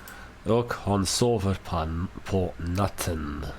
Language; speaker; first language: Swedish; non-native, learner; English